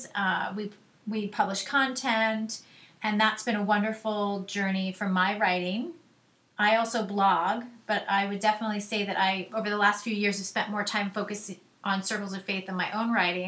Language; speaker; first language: English; native; English